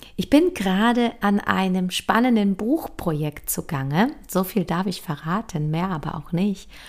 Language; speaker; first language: German; early bilingual, other home language; Polish